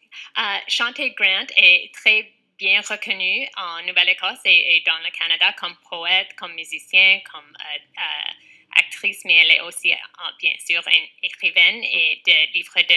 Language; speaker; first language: French; non-native, fluent; English